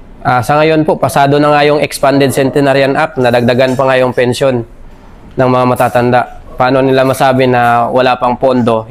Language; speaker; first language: Filipino; native; Filipino